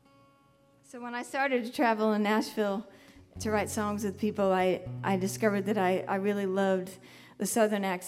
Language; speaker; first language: English; native; English